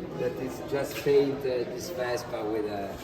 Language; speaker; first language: English; non-native, fluent; Italian